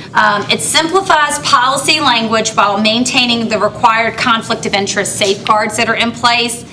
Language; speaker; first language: English; native; English